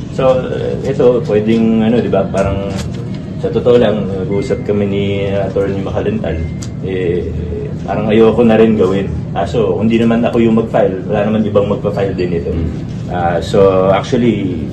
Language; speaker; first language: Filipino; native; Filipino